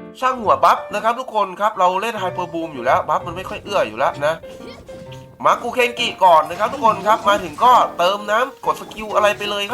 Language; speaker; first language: Thai; native; Thai